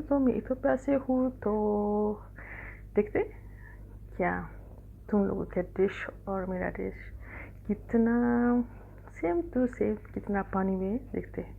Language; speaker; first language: Hindi; non-native, fluent; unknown